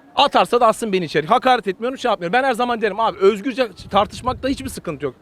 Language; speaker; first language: Turkish; native; Turkish